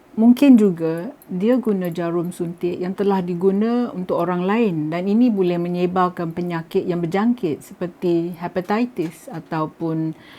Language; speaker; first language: Malay; native; Malay